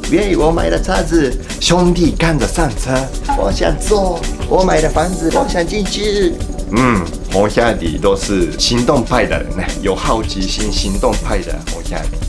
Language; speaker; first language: Chinese; non-native, fluent; Japanese